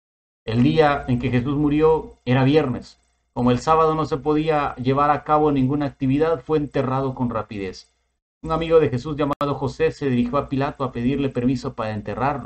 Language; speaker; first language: Spanish; native; Spanish